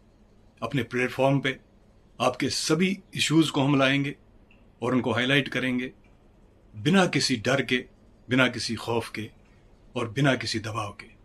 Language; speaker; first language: Hindi; native; Hindi